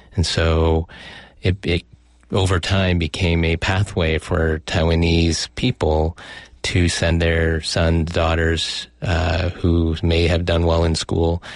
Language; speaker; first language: English; early bilingual, other home language; Chinese